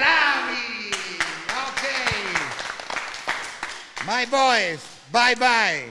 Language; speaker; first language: English; non-native, learner; Italian